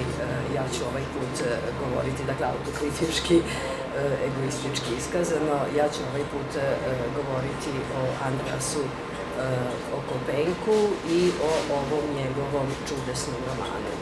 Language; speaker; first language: Serbian; native; Serbian